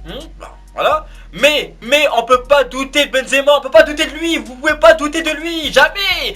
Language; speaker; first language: French; native; French